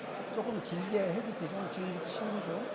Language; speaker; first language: Korean; native; Korean